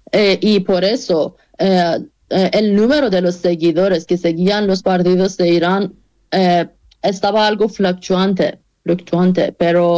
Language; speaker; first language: Spanish; non-native, fluent; Persian